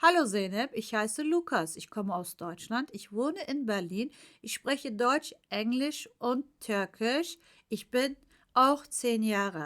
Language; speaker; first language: German; non-native, fluent; Turkish